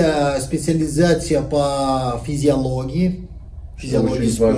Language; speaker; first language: Russian; non-native, learner; Portuguese